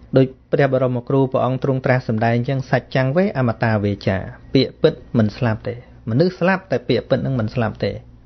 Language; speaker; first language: Khmer; native; Khmer